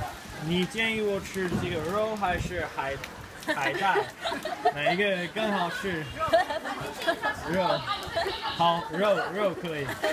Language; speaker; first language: Chinese; non-native, learner; English